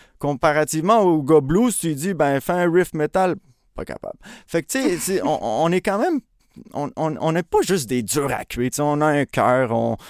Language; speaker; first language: French; early bilingual, other home language; Spanish